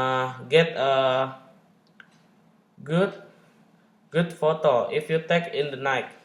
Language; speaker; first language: English; non-native, learner; Indonesian